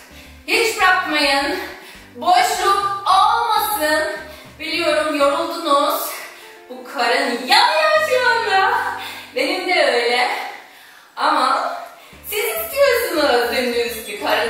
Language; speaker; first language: Turkish; non-native, fluent; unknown